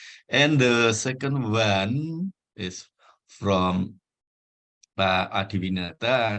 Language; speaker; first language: English; non-native, fluent; Indonesian